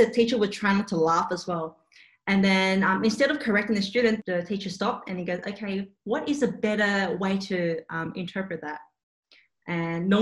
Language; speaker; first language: English; non-native, local second language; Cantonese